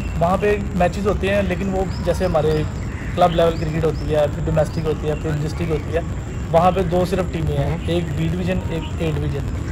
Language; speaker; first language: Urdu; non-native, local second language; Punjabi